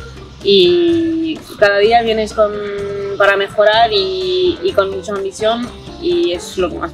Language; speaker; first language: Spanish; non-native, fluent; French